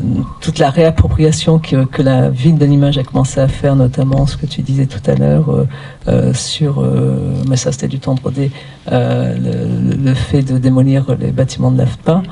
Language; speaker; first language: French; native; French